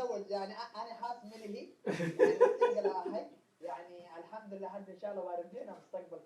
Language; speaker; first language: Arabic; early bilingual, other home language; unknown